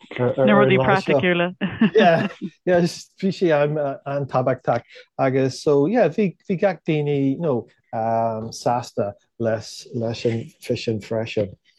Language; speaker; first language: Irish; non-native, local second language; English